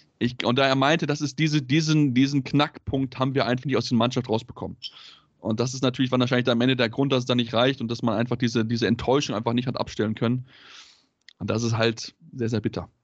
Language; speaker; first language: German; native; German